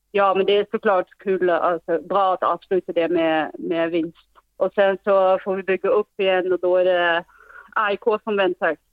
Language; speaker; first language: Swedish; non-native, fluent; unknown